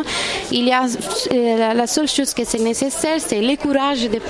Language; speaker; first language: French; non-native, fluent; Italian